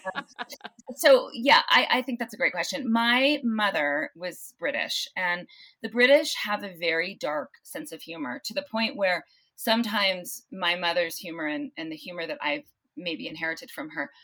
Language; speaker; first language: English; native; English